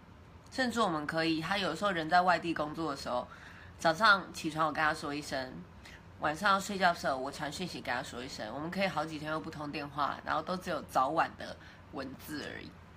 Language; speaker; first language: Chinese; native; Chinese